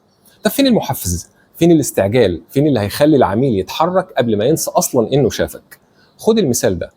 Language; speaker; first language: Arabic; native; Arabic